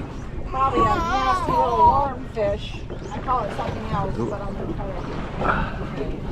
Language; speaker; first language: English; native; English